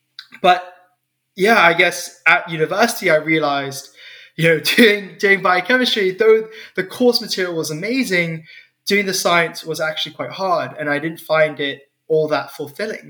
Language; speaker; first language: English; non-native, local second language; Cantonese